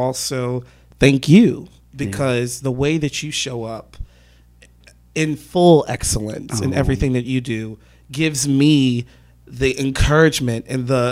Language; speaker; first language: English; native; English